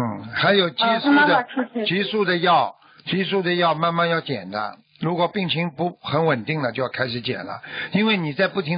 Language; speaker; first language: Chinese; native; Chinese